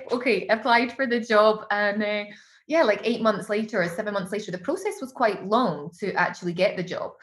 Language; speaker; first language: English; native; English